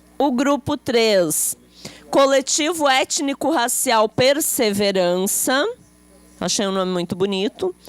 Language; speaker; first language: Portuguese; native; Portuguese